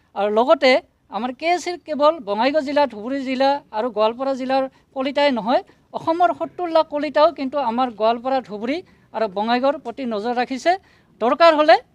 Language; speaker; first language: Assamese; native; Assamese